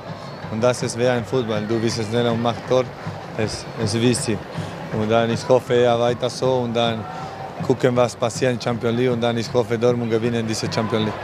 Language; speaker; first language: German; non-native, learner; Spanish